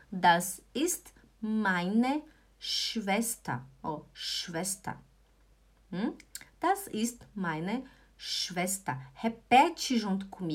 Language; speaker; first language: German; non-native, fluent; Portuguese